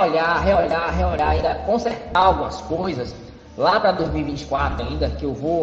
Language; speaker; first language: Portuguese; native; Portuguese